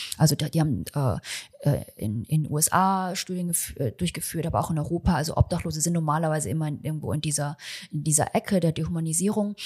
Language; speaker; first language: German; early bilingual, other home language; Chinese